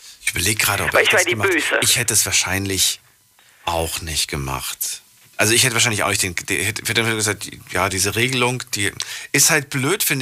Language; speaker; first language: German; native; German